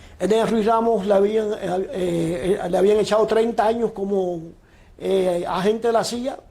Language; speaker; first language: Spanish; native; Spanish